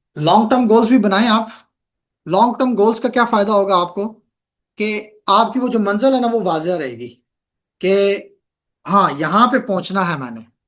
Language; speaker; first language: Urdu; non-native, local second language; Punjabi